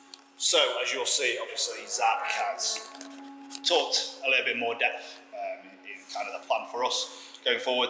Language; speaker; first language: English; native; English